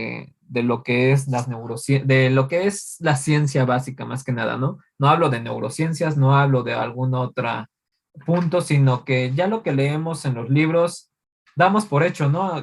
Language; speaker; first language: Spanish; native; Spanish